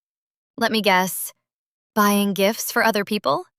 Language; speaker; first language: English; native; English